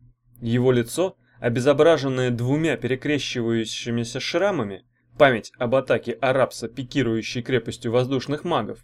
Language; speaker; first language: Russian; native; Russian